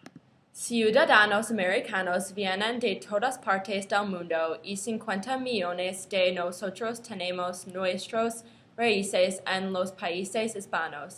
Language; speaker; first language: Spanish; non-native, learner; English